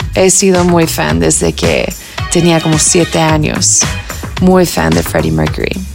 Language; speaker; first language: Spanish; early bilingual, heritage; Spanish